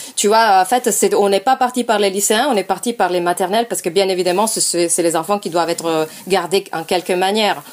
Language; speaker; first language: French; non-native, fluent; Italian